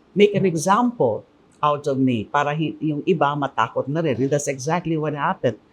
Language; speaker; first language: Filipino; non-native, local second language; Bikol